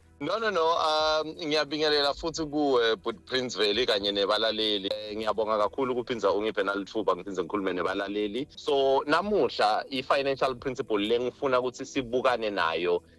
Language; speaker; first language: Zulu; non-native, local second language; Swati